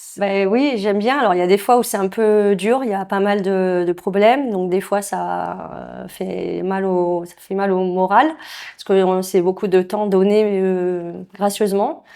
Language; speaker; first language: French; native; French